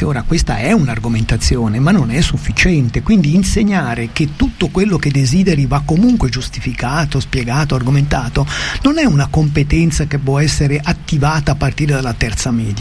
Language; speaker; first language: Italian; native; Italian